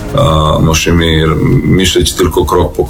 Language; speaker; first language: Polish; non-native, learner; Serbian